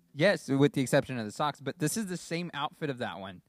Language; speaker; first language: English; native; English